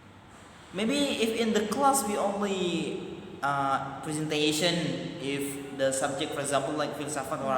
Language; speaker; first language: English; non-native, learner; Madurese